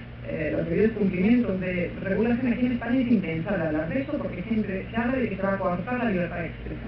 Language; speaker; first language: Spanish; native; Spanish